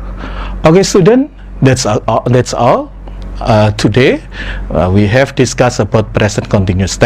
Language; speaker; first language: English; non-native, fluent; Indonesian